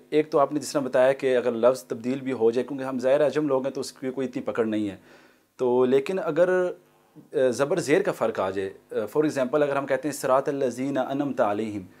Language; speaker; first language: Urdu; native; Urdu